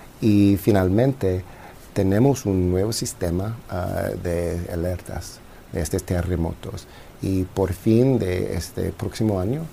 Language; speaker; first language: Spanish; non-native, fluent; English